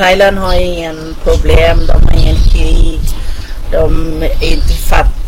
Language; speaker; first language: Swedish; non-native, fluent; Thai